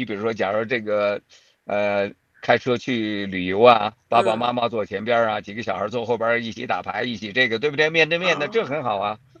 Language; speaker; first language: Chinese; native; Chinese